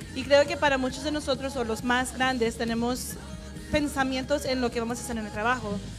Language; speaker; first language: Spanish; early bilingual, heritage; Spanish